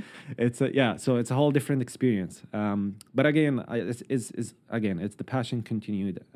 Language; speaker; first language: English; non-native, fluent; Arabic